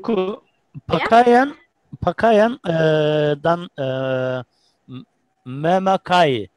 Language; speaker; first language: Indonesian; non-native, learner; Turkish